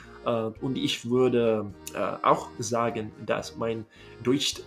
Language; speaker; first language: German; non-native, learner; English